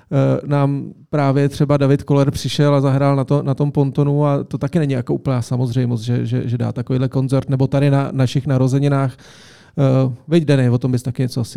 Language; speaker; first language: Czech; native; Czech